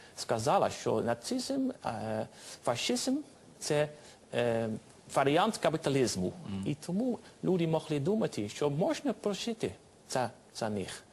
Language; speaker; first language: Ukrainian; non-native, fluent; Dutch